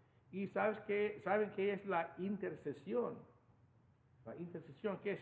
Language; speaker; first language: Spanish; non-native, fluent; English